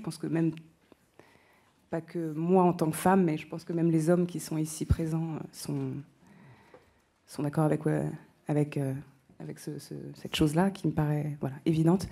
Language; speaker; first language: French; native; French